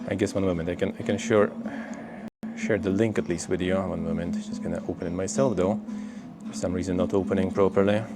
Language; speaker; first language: English; non-native, fluent; Russian